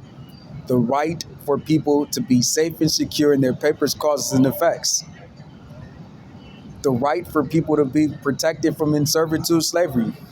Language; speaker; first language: English; native; English